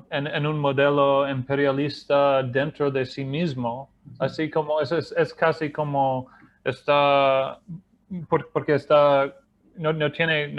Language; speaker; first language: Spanish; non-native, fluent; English